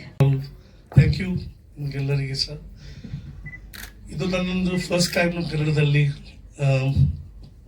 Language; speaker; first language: Kannada; non-native, local second language; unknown